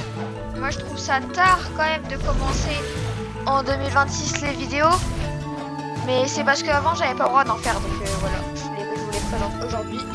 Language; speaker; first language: French; native; French